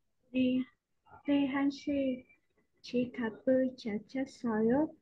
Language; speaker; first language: Korean; non-native, learner; Vietnamese